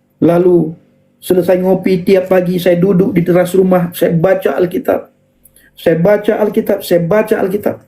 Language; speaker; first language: Indonesian; non-native, local second language; Achinese